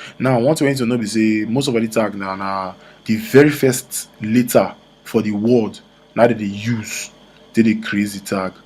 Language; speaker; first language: Nigerian Pidgin; native; Nigerian Pidgin